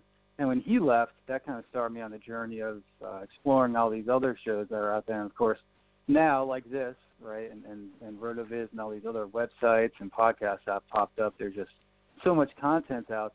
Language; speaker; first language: English; native; English